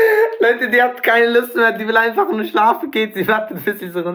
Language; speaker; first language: German; early bilingual, other home language; Albanian